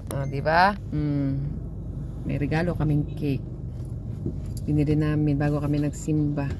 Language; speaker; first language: Filipino; native; Filipino